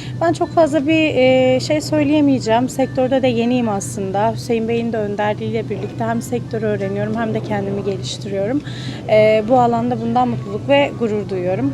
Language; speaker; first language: Turkish; native; Turkish